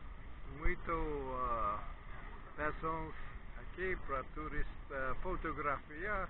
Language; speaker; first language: Portuguese; non-native, learner; English